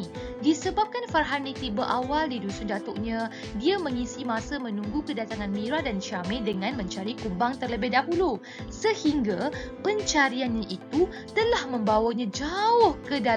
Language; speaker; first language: Malay; native; Malay